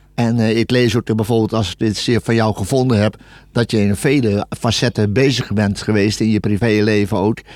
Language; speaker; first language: Dutch; native; Dutch